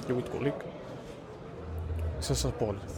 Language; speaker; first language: French; non-native, learner; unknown